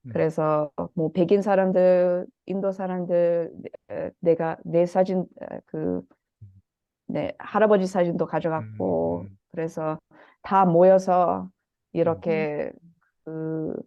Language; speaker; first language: Korean; early bilingual, heritage; Korean